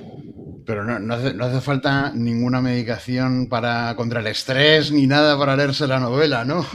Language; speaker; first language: Spanish; native; Spanish